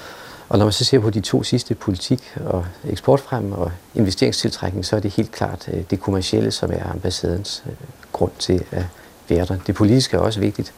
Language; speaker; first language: Danish; native; Danish